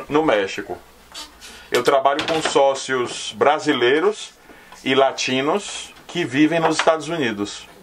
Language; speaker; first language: Portuguese; native; Portuguese